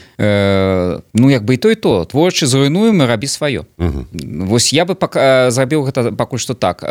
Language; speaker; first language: Belarusian; non-native, local second language; Russian